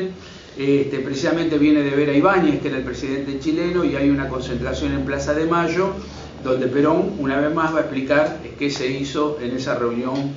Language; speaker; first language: Spanish; native; Spanish